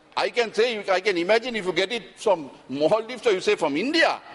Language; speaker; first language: English; non-native, local second language; Sinhala